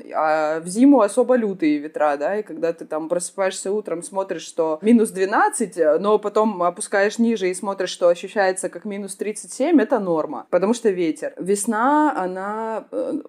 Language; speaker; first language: Russian; native; Russian